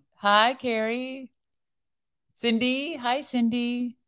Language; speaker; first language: English; early bilingual, other home language; Persian